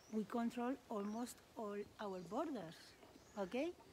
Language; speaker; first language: English; non-native, learner; Spanish